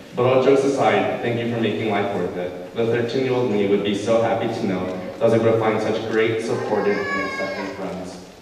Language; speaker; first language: English; early bilingual, other home language; Spanish